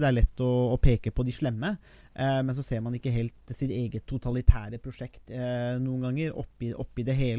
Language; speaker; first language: Norwegian; native; Norwegian